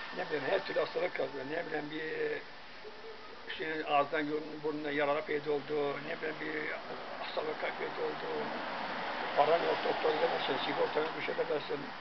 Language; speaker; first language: Turkish; early bilingual, heritage; Turkish